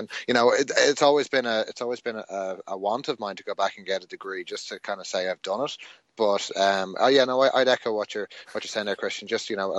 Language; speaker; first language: English; native; English